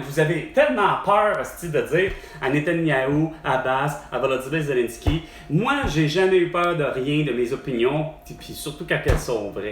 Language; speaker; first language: French; native; French